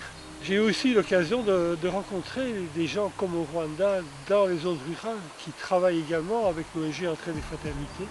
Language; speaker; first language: French; native; French